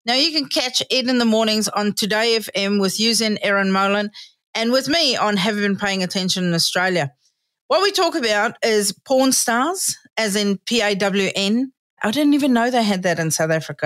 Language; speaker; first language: English; non-native, local second language; Afrikaans